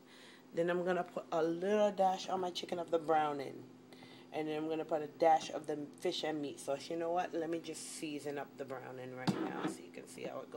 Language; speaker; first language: English; native; English